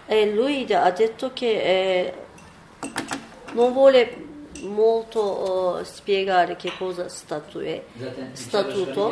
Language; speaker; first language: Italian; non-native, learner; Turkish